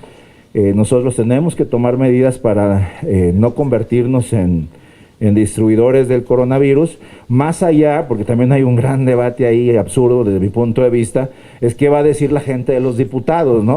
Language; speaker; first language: Spanish; native; Spanish